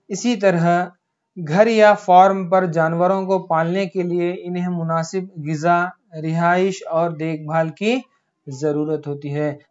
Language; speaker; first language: Urdu; native; Urdu